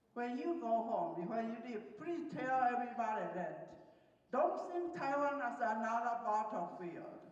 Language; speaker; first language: English; non-native, fluent; Chinese